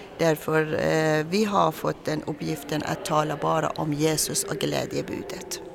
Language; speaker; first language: Swedish; non-native, fluent; Persian